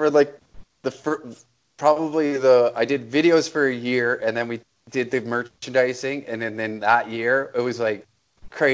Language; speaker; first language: English; native; English